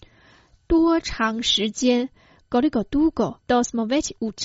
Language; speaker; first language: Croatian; non-native, fluent; Chinese